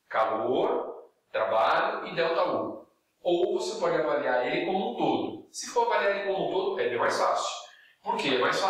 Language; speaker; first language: Portuguese; native; Portuguese